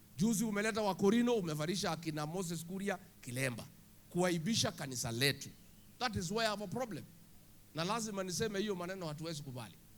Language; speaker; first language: Swahili; non-native, local second language; Kikuyu